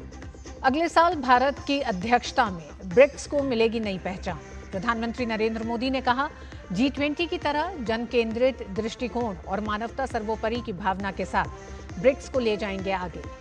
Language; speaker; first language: Hindi; native; Hindi